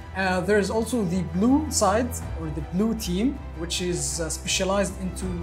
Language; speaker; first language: English; early bilingual, other home language; Arabic